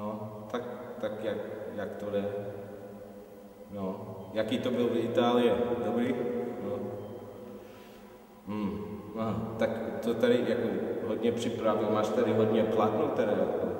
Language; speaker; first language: Czech; non-native, fluent; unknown